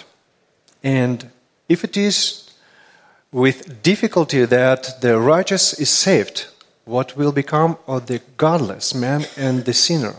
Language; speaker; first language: English; non-native, fluent; Russian